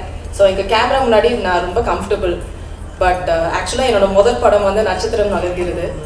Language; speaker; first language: Tamil; non-native, fluent; Malayalam